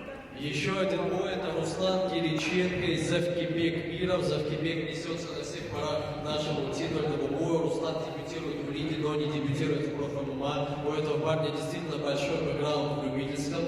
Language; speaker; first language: Russian; native; Russian